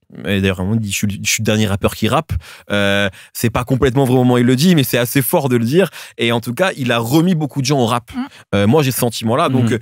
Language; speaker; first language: French; native; French